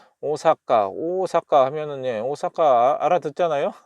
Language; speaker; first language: Korean; native; Korean